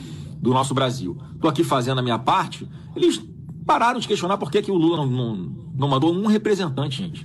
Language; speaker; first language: Portuguese; native; Portuguese